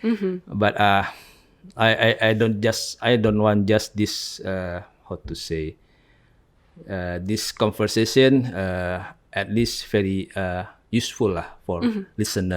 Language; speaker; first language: English; non-native, learner; Indonesian